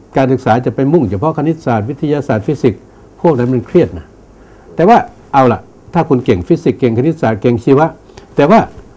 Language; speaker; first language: Thai; non-native, local second language; Northeastern Thai